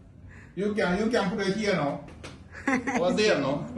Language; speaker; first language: English; non-native, learner; Japanese